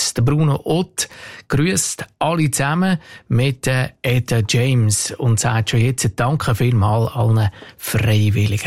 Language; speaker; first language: German; native; German